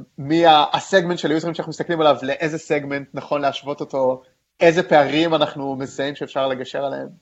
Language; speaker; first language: Hebrew; native; Hebrew